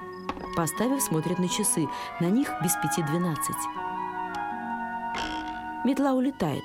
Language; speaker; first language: Russian; native; Russian